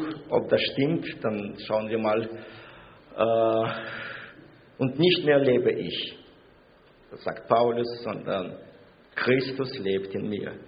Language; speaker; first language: German; non-native, fluent; Russian